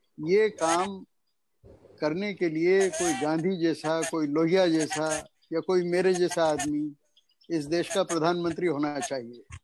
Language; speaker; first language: Hindi; native; Hindi